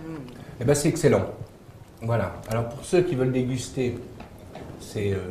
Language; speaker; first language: French; native; French